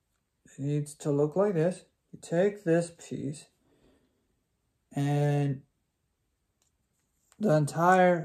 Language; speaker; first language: English; native; English